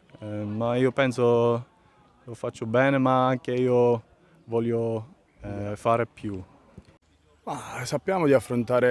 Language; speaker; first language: Italian; non-native, learner; Swedish